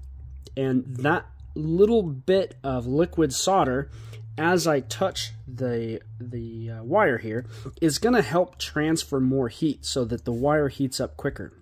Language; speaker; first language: English; native; English